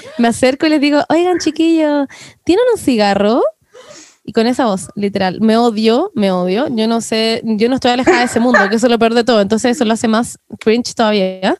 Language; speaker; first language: Spanish; native; Spanish